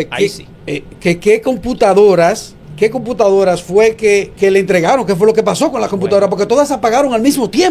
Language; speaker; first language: Spanish; native; Spanish